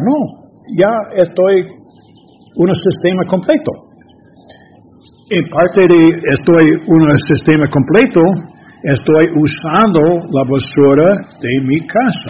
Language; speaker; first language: Spanish; non-native, learner; English